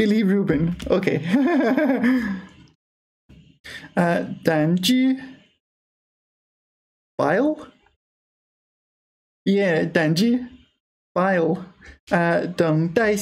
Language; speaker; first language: Chinese; non-native, learner; English